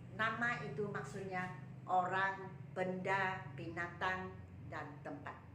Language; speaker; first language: Malay; non-native, local second language; Chinese